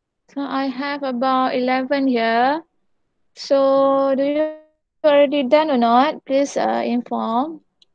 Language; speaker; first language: English; non-native, local second language; Malay